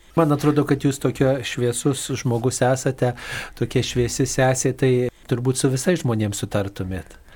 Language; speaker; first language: Lithuanian; native; Lithuanian